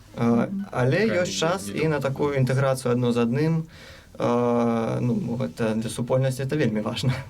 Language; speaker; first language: Belarusian; native; Belarusian